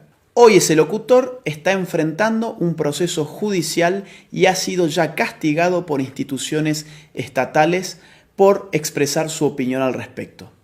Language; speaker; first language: Spanish; native; Spanish